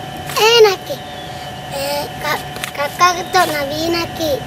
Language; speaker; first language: Indonesian; non-native, local second language; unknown